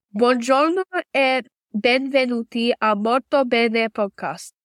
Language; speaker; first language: Italian; non-native, learner; English